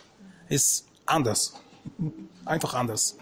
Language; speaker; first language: German; non-native, fluent; Russian